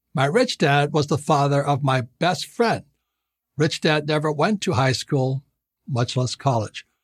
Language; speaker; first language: English; native; English